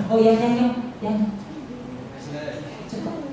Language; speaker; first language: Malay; non-native, local second language; Chinese